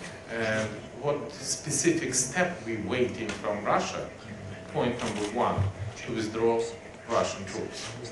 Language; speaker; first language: English; non-native, fluent; Ukrainian